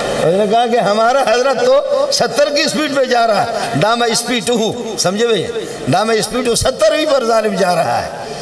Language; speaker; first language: Urdu; non-native, local second language; Brahui